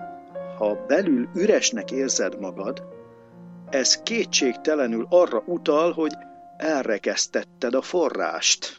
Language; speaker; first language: Hungarian; native; Hungarian